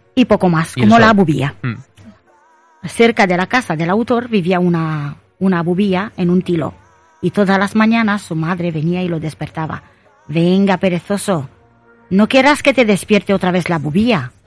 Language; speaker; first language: Spanish; non-native, fluent; Romanian